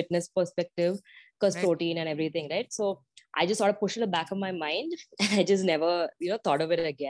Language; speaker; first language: English; non-native, local second language; Malayalam